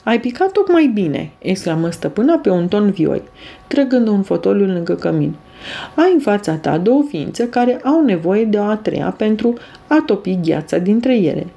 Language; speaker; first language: Romanian; native; Romanian